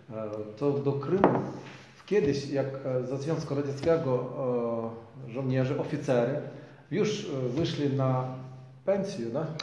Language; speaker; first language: Polish; non-native, learner; Ukrainian